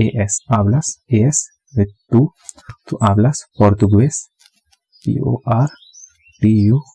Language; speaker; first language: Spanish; non-native, learner; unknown